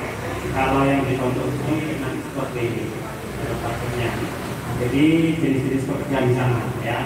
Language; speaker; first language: Indonesian; native; Indonesian